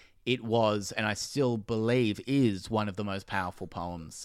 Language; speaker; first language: English; native; English